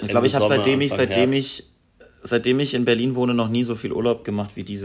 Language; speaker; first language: German; native; German